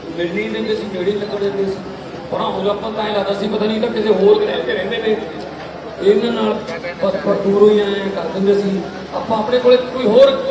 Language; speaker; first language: Punjabi; native; Punjabi